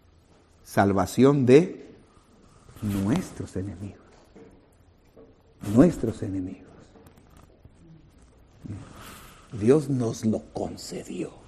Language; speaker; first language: Spanish; native; Spanish